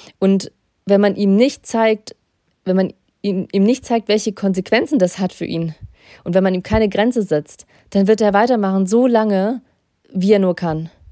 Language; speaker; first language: German; early bilingual, other home language; Russian